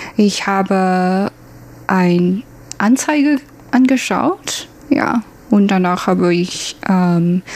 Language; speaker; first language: German; non-native, learner; Chinese